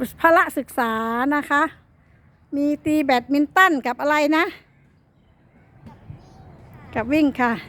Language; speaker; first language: Thai; native; Thai